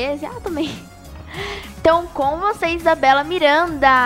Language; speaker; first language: Portuguese; native; Portuguese